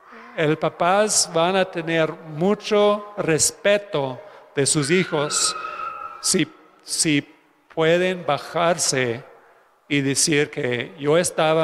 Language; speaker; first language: Spanish; non-native, fluent; English